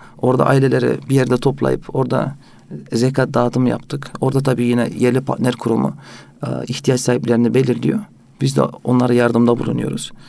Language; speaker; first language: Turkish; early bilingual, heritage; Turkish